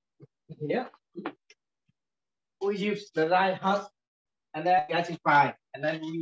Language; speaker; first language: English; non-native, learner; Vietnamese